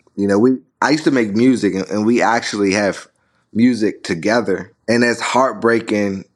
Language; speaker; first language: English; native; English